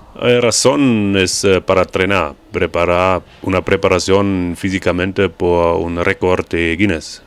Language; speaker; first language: Spanish; non-native, learner; German